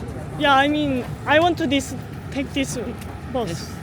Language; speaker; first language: English; non-native, learner; Korean